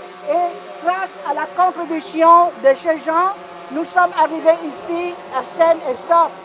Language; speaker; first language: French; non-native, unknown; Vietnamese